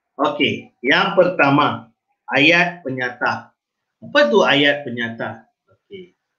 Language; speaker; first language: Malay; non-native, local second language; Tamil